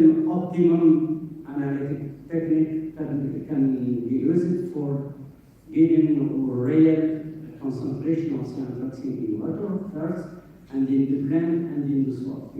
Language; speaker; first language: English; non-native, fluent; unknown